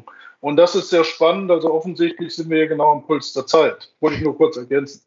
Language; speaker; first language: German; native; German